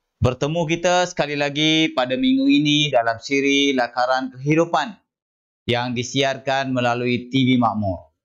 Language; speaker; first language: Malay; native; Malay